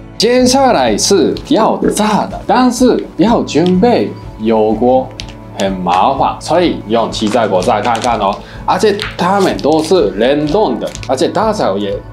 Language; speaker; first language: Chinese; non-native, fluent; Japanese